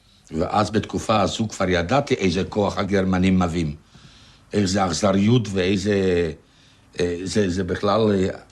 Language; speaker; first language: Hebrew; non-native, fluent; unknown